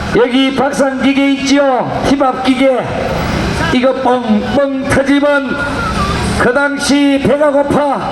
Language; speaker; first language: Korean; native; Korean